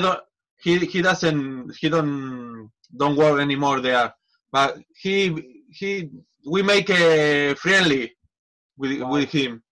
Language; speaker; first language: English; non-native, learner; Spanish